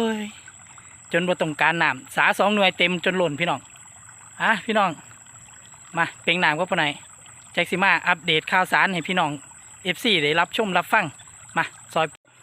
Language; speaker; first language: Thai; native; Thai